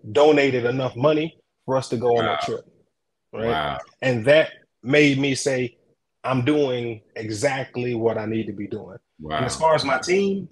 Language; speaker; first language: English; native; English